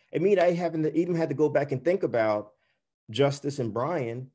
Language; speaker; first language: English; native; English